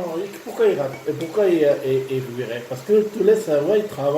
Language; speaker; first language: French; non-native, learner; Urdu